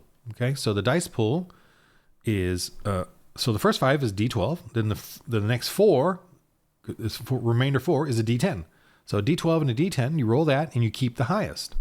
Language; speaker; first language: English; native; English